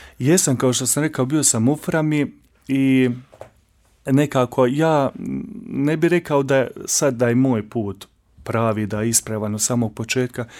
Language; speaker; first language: Croatian; native; Croatian